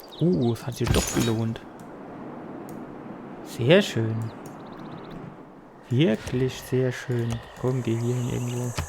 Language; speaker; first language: German; native; German